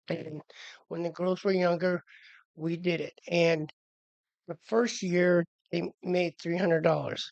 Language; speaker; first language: English; native; English